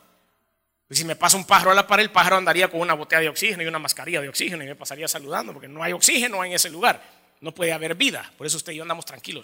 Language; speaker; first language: Spanish; native; Spanish